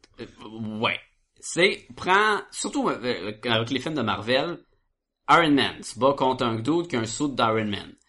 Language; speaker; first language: French; native; French